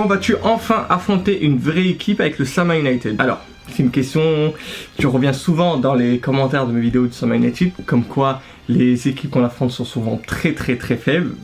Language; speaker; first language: French; early bilingual, other home language; Arabic